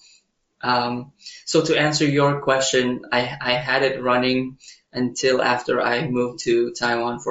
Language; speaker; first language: English; non-native, local second language; Filipino